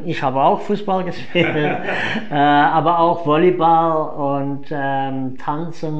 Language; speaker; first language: German; non-native, fluent; English